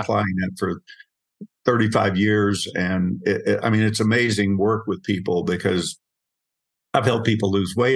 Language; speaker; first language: English; native; English